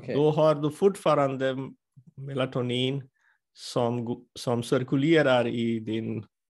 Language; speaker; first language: Swedish; non-native, fluent; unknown